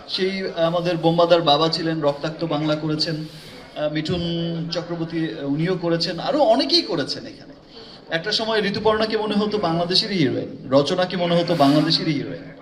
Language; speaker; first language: Bangla; native; Bangla